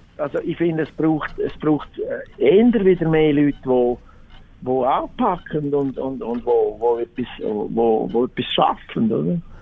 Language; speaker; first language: German; native; German